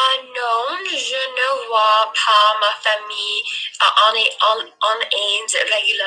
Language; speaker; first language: French; non-native, learner; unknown